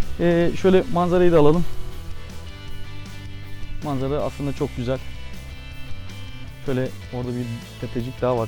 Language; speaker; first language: Turkish; native; Turkish